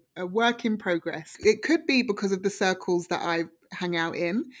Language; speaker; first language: English; native; English